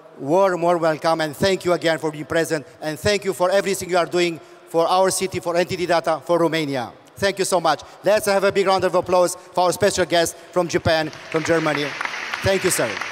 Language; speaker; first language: English; non-native, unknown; Romanian